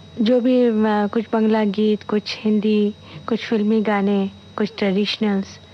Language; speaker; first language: Hindi; non-native, local second language; Bangla